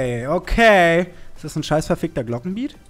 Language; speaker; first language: German; native; German